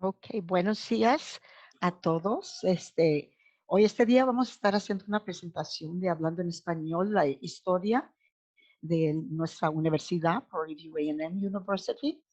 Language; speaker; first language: Spanish; native; Spanish